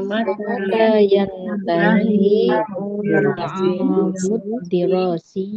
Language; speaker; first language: Arabic; non-native, learner; Indonesian